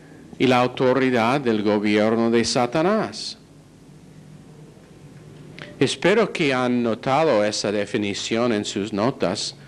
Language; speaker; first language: Spanish; non-native, fluent; English